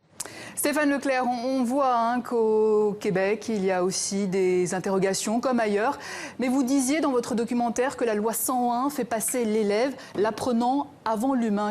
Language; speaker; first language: French; native; French